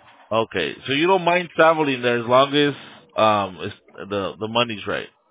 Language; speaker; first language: English; early bilingual, other home language; Spanish